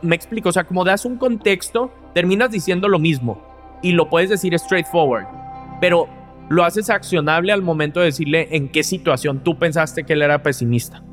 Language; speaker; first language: Spanish; native; Spanish